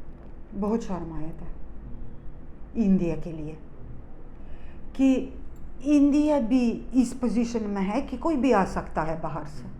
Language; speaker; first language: Hindi; non-native, fluent; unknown